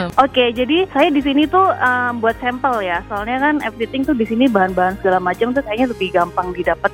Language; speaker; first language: Indonesian; native; Indonesian